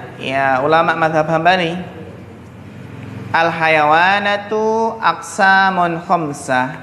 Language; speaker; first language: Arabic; non-native, fluent; Indonesian